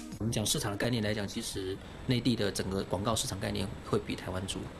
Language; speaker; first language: Chinese; native; Chinese